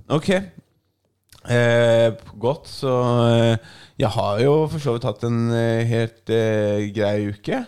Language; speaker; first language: Norwegian; native; Norwegian